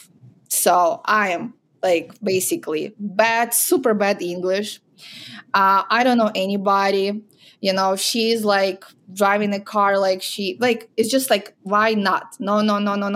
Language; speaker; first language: English; non-native, fluent; Ukrainian